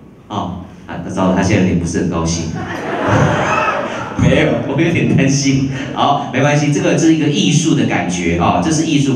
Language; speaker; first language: Chinese; native; Chinese